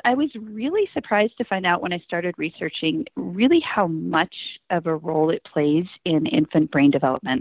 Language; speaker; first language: English; native; English